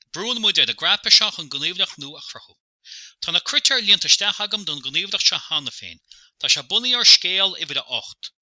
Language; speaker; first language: Irish; native; Irish